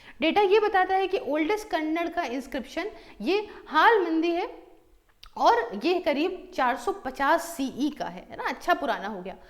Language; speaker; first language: Hindi; native; Hindi